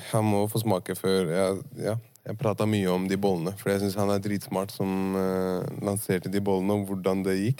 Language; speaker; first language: Norwegian; early bilingual, other home language; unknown